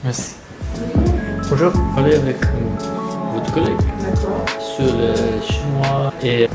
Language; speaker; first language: French; non-native, learner; English